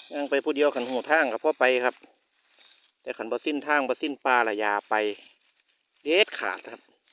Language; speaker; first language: Thai; native; Thai